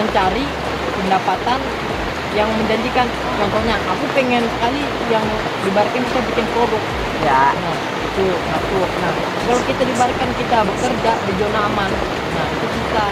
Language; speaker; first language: Indonesian; native; Indonesian